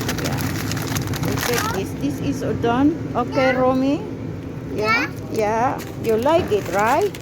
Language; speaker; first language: English; non-native, local second language; Filipino